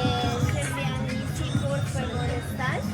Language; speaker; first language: French; non-native, learner; Spanish